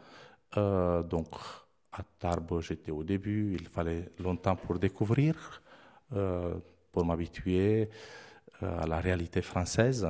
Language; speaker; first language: French; non-native, fluent; Romanian